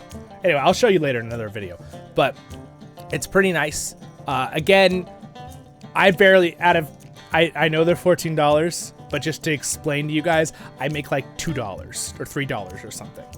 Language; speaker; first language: English; native; English